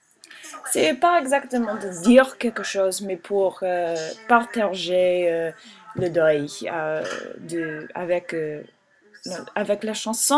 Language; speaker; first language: French; non-native, learner; English